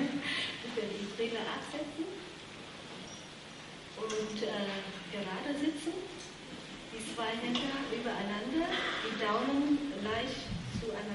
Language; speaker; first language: German; non-native, fluent; Vietnamese